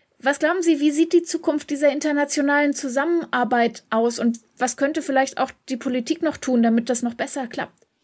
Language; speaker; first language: German; native; German